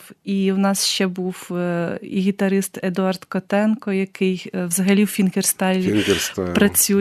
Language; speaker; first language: Ukrainian; native; Ukrainian